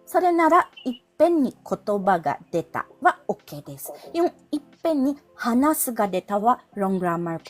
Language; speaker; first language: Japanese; non-native, fluent; Filipino